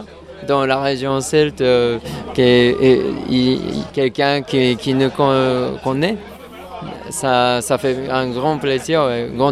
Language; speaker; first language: French; non-native, fluent; Japanese